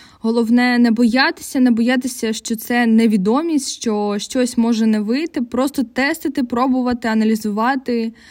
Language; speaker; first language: Ukrainian; non-native, local second language; Russian